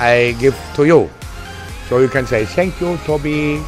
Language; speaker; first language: English; non-native, learner; German